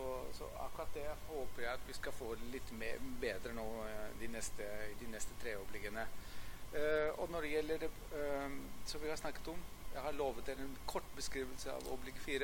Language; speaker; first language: Norwegian; non-native, fluent; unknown